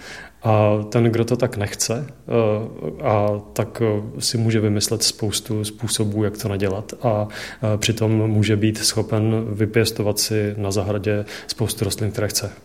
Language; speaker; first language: Czech; native; Czech